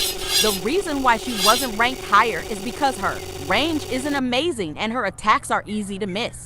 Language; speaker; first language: English; native; English